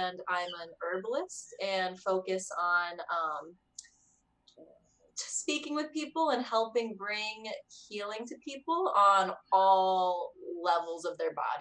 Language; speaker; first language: English; native; English